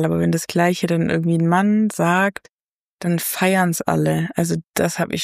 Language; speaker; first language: German; native; German